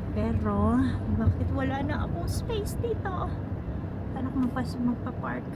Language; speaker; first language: Filipino; non-native, local second language; Cebuano